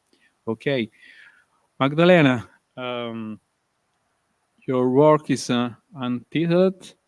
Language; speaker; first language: English; non-native, learner; Italian